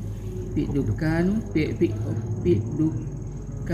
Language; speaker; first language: Arabic; non-native, learner; Indonesian